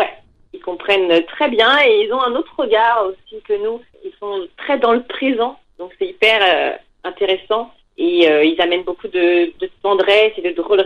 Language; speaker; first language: French; native; French